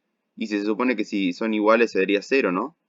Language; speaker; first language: Spanish; native; Spanish